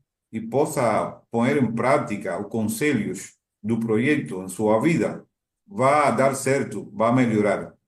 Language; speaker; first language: Portuguese; non-native, learner; Spanish